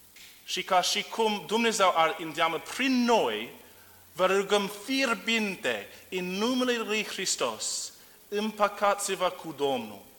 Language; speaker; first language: Romanian; non-native, learner; English